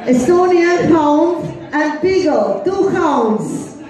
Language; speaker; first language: English; non-native, learner; Latvian